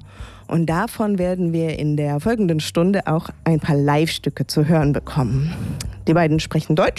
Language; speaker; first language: German; native; German